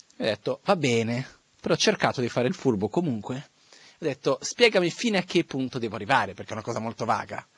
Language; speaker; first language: Italian; non-native, fluent; Portuguese